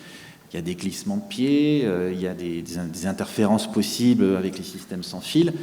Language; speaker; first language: French; native; French